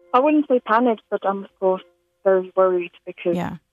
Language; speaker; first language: English; non-native, fluent; Slovak